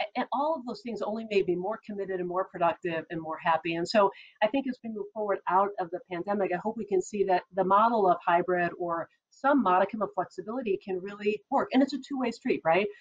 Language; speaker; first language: English; native; English